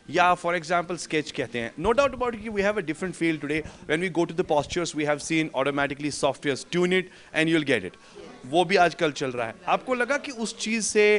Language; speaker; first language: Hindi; non-native, local second language; Kashmiri